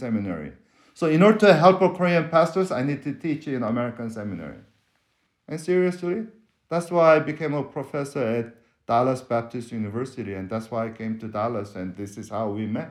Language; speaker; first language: English; non-native, fluent; Korean